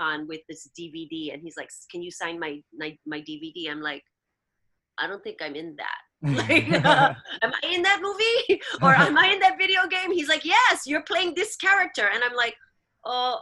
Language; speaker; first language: English; early bilingual, other home language; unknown